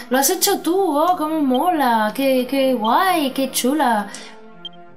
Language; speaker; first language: Spanish; native; Spanish